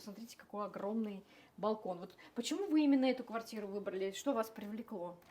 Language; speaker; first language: Russian; native; Russian